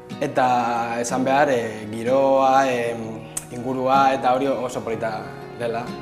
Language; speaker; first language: Basque; non-native, local second language; Spanish